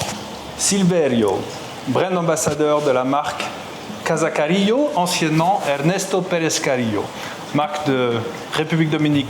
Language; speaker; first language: French; native; French